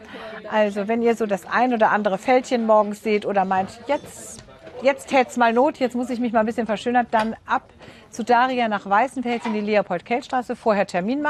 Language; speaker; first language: German; native; German